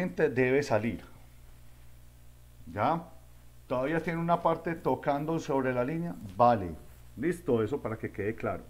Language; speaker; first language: Spanish; native; Spanish